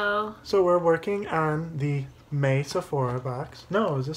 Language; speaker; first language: English; native; English